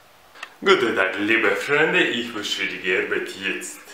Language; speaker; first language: German; non-native, learner; Russian